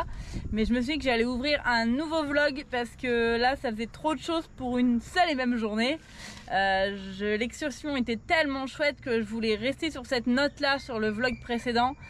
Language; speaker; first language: French; native; French